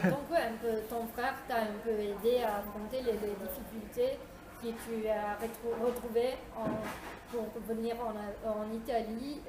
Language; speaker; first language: French; non-native, fluent; Italian